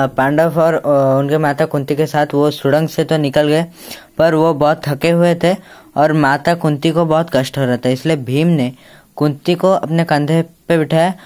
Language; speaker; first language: Hindi; native; Hindi